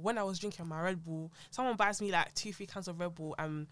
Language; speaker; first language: English; non-native, local second language; French